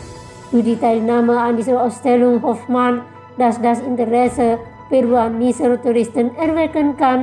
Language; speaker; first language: German; non-native, fluent; Indonesian